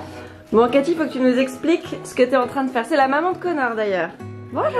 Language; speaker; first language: French; native; French